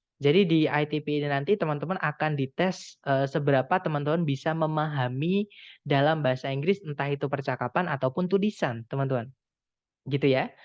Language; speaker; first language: Indonesian; non-native, local second language; Javanese